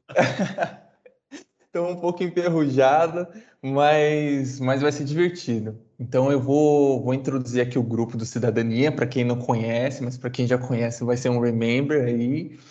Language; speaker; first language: English; non-native, fluent; Portuguese